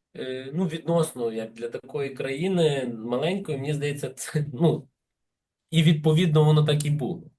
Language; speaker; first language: Ukrainian; native; Ukrainian